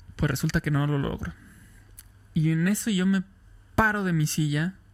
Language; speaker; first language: Spanish; native; Spanish